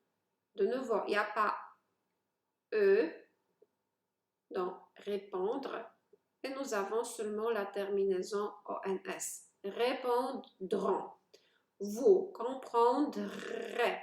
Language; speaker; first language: French; non-native, fluent; Polish